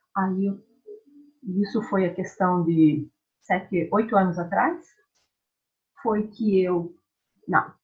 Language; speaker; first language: Portuguese; native; Portuguese